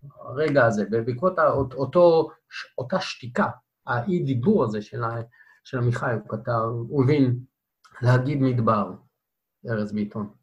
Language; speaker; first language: Hebrew; native; Hebrew